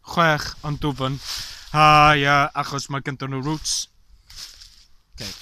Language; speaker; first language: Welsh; non-native, learner; English